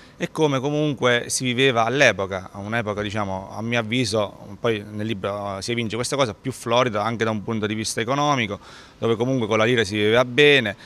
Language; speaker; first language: Italian; native; Italian